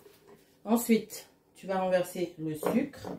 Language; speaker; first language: French; native; French